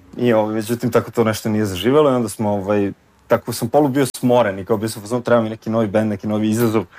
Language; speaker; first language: Serbian; native; Serbian